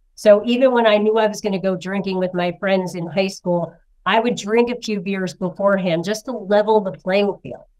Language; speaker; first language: English; native; English